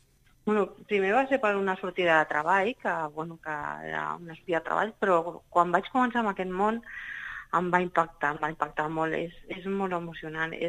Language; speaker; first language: Catalan; non-native, local second language; Spanish